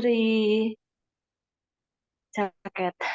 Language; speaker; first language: English; non-native, learner; Indonesian